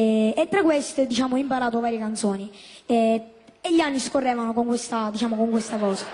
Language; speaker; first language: Italian; native; Italian